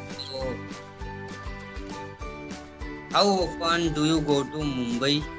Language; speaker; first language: English; non-native, learner; Hindi